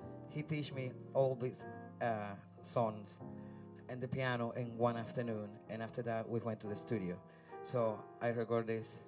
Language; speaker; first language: English; non-native, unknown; Spanish